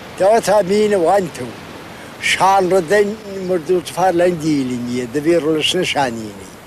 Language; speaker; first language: Irish; native; Irish